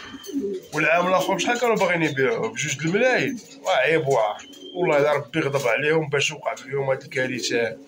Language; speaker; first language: Arabic; native; Arabic